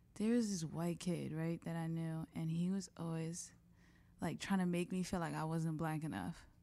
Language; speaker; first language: English; native; English